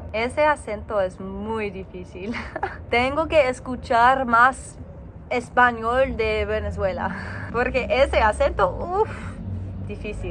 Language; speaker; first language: Spanish; non-native, learner; English